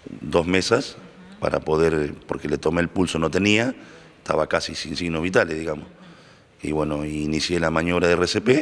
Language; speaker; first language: Spanish; native; Spanish